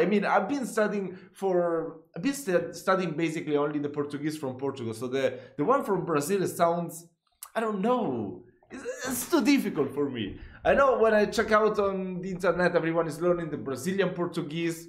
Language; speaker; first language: English; non-native, fluent; Italian